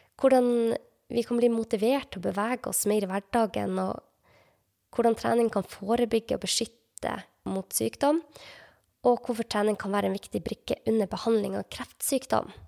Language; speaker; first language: Norwegian; native; Norwegian